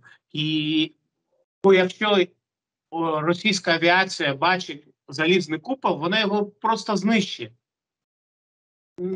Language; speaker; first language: Ukrainian; non-native, local second language; Russian